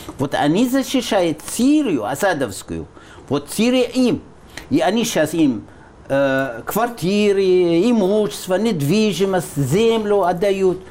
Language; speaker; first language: Russian; non-native, fluent; Arabic